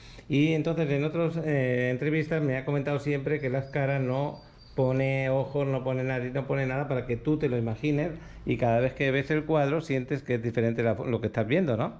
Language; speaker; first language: Spanish; native; Spanish